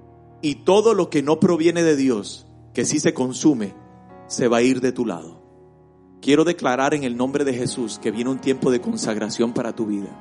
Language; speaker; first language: Spanish; native; Spanish